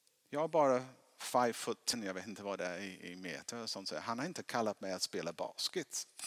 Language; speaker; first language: Swedish; non-native, fluent; English